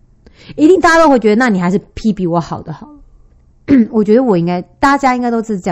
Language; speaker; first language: Chinese; native; Chinese